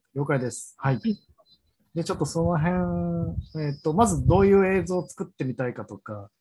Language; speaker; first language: Japanese; native; Japanese